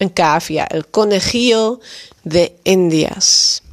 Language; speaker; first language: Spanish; non-native, fluent; Dutch